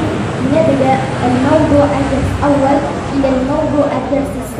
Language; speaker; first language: Arabic; non-native, learner; Indonesian